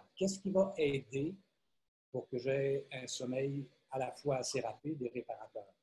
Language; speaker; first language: French; native; French